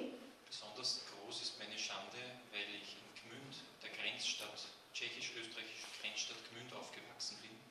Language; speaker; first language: German; native; German